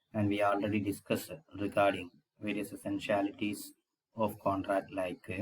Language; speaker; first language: English; non-native, local second language; Malayalam